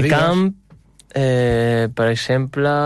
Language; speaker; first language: Catalan; non-native, local second language; Spanish